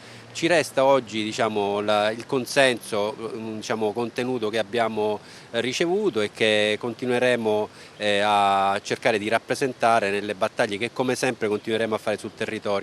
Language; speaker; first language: Italian; native; Italian